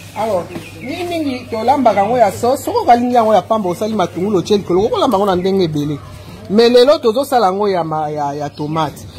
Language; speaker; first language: Lingala; native; Lingala